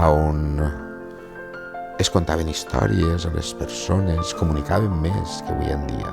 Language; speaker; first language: Catalan; native; Catalan